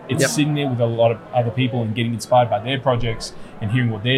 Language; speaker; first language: English; native; English